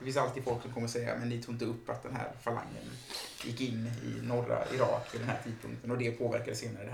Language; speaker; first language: Swedish; native; Swedish